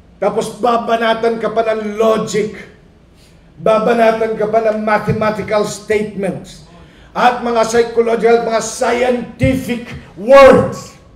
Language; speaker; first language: Filipino; non-native, local second language; Iloko